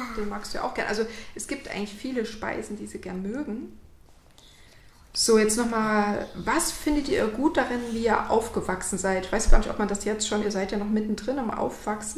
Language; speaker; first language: German; native; German